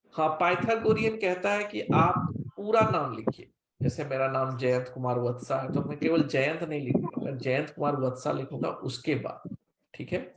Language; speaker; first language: Hindi; native; Hindi